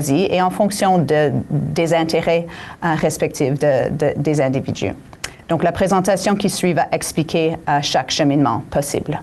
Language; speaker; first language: French; native; French